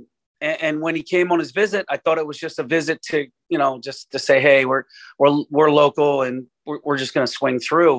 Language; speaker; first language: English; native; English